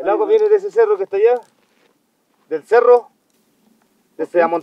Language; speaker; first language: Spanish; native; Spanish